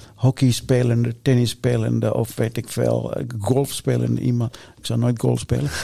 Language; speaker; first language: Dutch; non-native, fluent; Sinhala